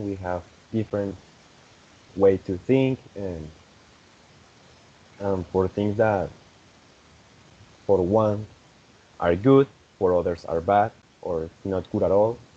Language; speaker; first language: English; non-native, fluent; Spanish